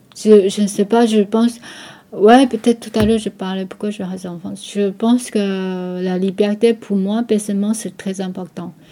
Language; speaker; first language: French; non-native, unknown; Min Nan Chinese